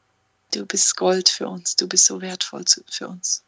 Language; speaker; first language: German; native; German